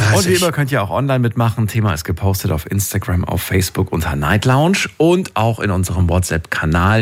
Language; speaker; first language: German; native; German